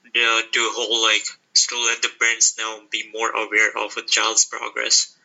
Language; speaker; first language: English; non-native, local second language; Hindi